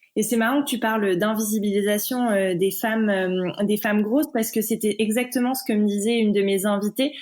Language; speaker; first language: French; native; French